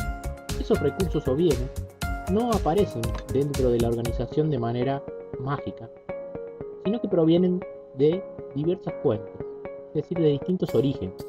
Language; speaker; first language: Spanish; native; Spanish